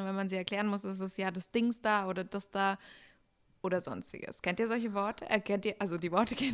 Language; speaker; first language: German; native; German